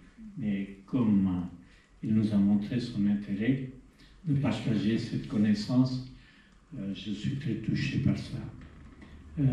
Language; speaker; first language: French; non-native, fluent; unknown